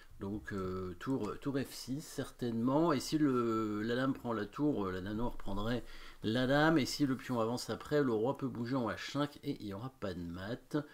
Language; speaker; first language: French; native; French